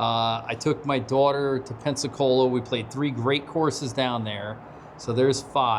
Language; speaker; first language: English; native; English